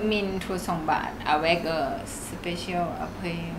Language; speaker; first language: French; non-native, learner; Thai